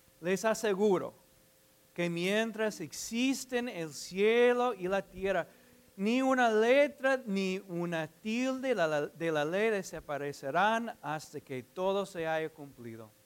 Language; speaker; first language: Spanish; non-native, fluent; English